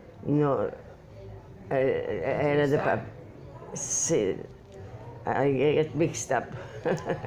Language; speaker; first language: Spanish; non-native, fluent; Polish